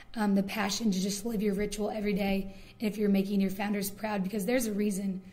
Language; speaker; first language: English; native; English